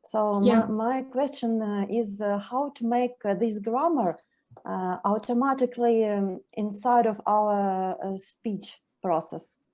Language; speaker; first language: English; non-native, learner; Russian